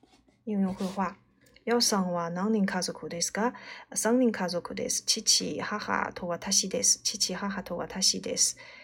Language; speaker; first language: Japanese; non-native, learner; Chinese